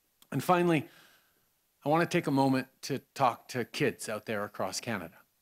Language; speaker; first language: English; native; English